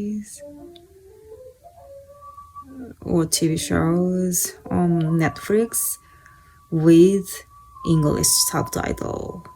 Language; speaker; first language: English; non-native, fluent; Japanese